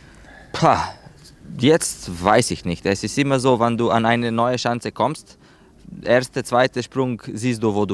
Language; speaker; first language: German; non-native, learner; Slovenian